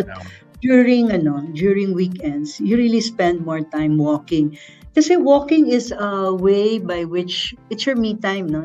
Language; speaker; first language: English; non-native, local second language; Filipino